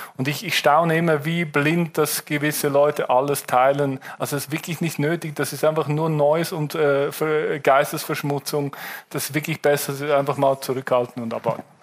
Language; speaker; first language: German; native; German